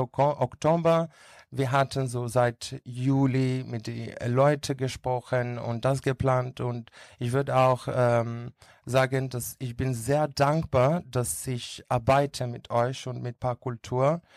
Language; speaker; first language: German; non-native, learner; Greek